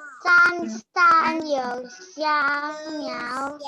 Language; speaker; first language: Chinese; non-native, learner; Indonesian